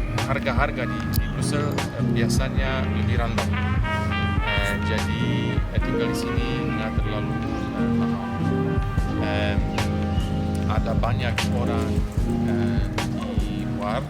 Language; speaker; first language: Indonesian; non-native, fluent; Polish